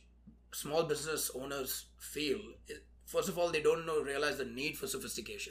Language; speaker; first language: English; non-native, local second language; Hindi